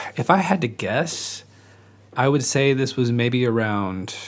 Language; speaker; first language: English; native; English